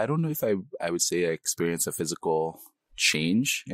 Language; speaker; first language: English; native; English